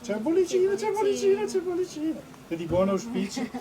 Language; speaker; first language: Italian; native; Italian